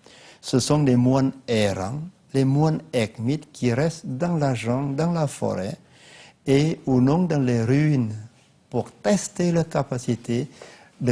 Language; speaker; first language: French; non-native, learner; Lao